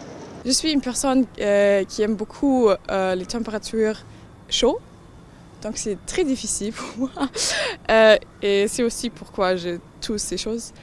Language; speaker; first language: French; non-native, learner; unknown